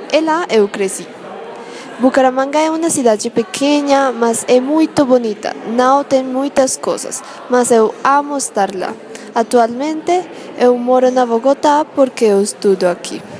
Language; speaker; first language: Portuguese; non-native, learner; Spanish